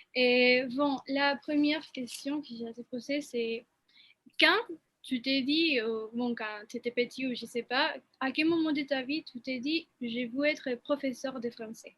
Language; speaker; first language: French; non-native, fluent; Spanish